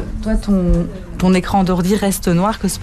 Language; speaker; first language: French; native; French